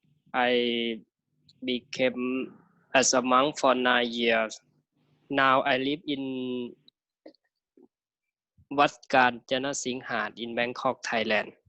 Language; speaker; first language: English; non-native, learner; Thai